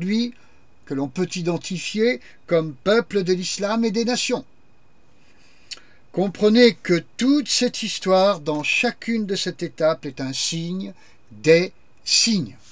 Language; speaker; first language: French; native; French